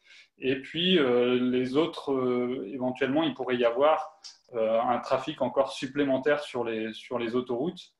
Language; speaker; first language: French; native; French